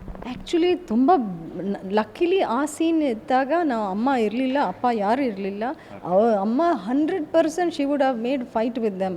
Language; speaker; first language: Kannada; early bilingual, heritage; English